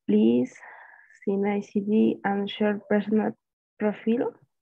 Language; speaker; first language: English; non-native, learner; Spanish